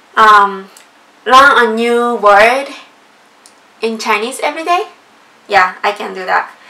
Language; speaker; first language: English; non-native, fluent; Japanese